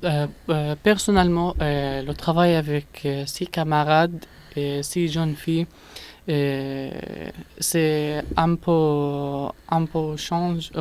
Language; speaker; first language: French; non-native, learner; Arabic